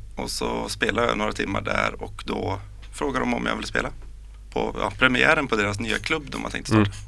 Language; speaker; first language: Swedish; native; Swedish